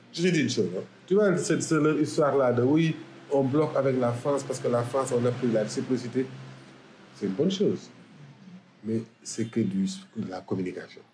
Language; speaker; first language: French; non-native, local second language; Wolof